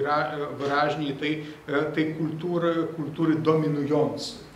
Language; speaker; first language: Polish; non-native, fluent; Lithuanian